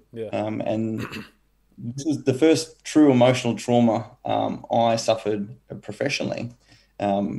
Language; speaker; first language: English; native; English